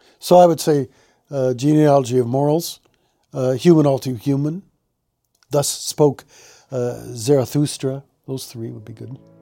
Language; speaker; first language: English; native; English